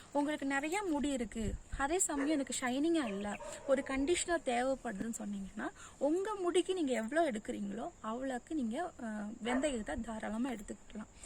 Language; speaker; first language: Tamil; non-native, local second language; Malayalam